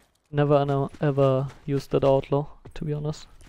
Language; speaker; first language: English; non-native, fluent; German